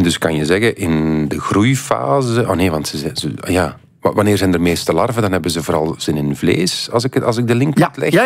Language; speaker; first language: Dutch; native; Dutch